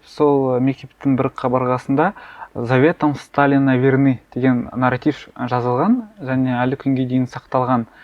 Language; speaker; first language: Kazakh; native; Kazakh